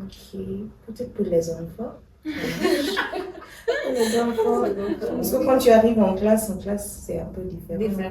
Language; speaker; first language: French; non-native, fluent; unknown